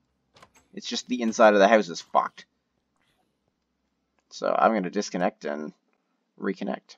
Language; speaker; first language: English; native; English